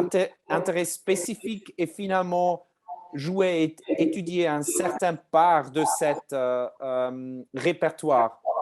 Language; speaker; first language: French; non-native, learner; German